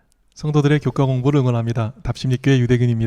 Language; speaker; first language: Korean; native; Korean